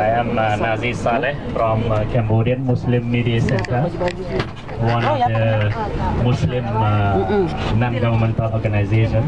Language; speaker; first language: English; non-native, local second language; Khmer